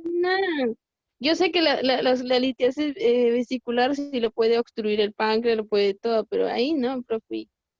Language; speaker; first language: Spanish; native; Spanish